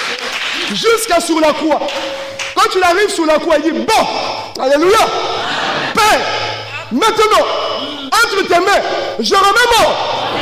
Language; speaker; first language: French; non-native, local second language; Lingala